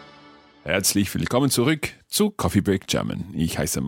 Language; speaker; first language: German; non-native, fluent; English